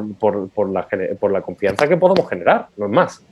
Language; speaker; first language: Spanish; native; Spanish